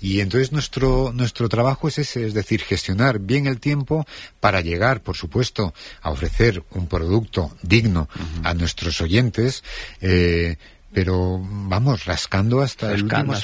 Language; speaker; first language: Spanish; native; Spanish